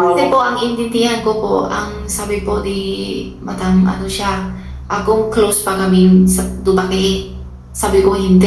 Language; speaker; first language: Filipino; non-native, learner; Chinese